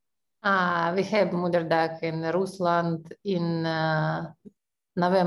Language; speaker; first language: Dutch; non-native, learner; Russian